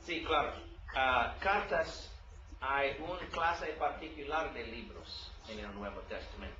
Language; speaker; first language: Spanish; non-native, learner; English